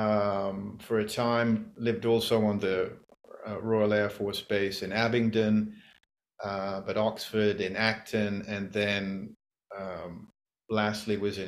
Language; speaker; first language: English; native; English